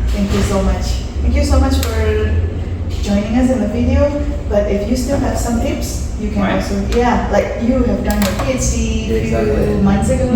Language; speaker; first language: English; non-native, fluent; Indonesian